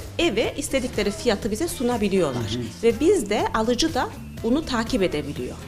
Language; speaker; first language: Turkish; early bilingual, heritage; Turkish